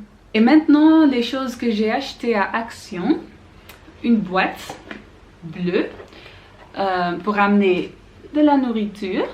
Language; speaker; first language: French; non-native, learner; Dutch